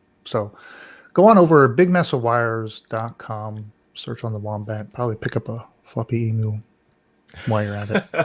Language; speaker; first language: English; native; English